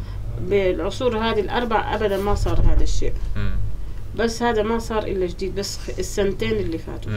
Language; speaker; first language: Arabic; native; Arabic